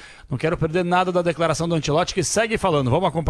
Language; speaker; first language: Portuguese; native; Portuguese